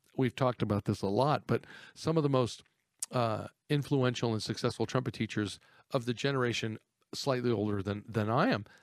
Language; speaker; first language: English; native; English